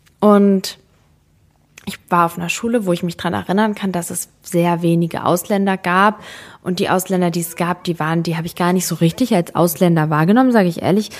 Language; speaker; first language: German; early bilingual, other home language; Serbian